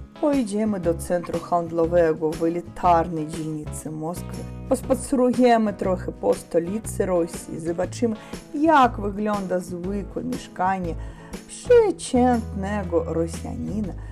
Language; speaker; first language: Polish; non-native, learner; Russian